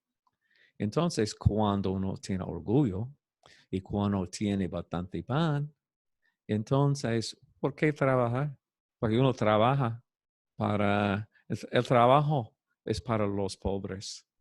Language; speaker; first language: Spanish; non-native, fluent; English